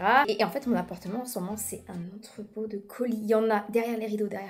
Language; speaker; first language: French; native; French